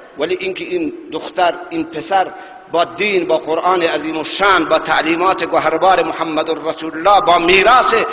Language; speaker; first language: Persian; non-native, local second language; Baluchi